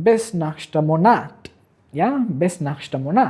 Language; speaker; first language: German; non-native, fluent; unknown